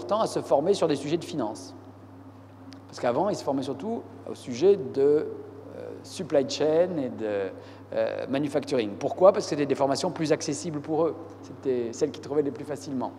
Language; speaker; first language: French; native; French